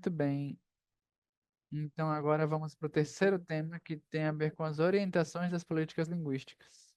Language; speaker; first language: Portuguese; non-native, fluent; Spanish